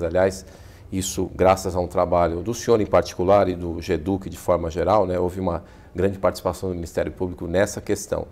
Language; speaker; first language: Portuguese; native; Portuguese